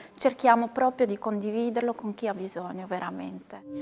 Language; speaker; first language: Italian; non-native, fluent; Arabic